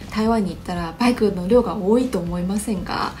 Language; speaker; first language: Japanese; non-native, fluent; Chinese